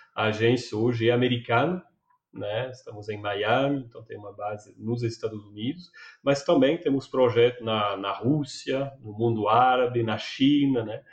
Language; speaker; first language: Portuguese; non-native, fluent; French